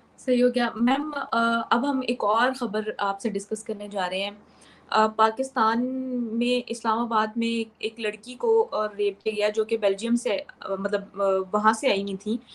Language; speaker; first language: Urdu; native; Urdu